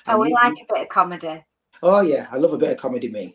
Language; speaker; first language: English; native; English